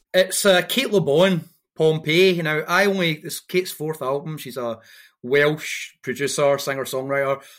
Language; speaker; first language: English; native; English